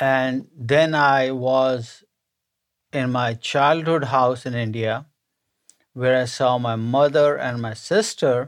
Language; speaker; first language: English; non-native, local second language; Punjabi